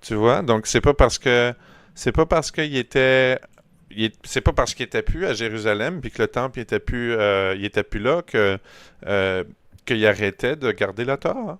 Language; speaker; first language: French; native; French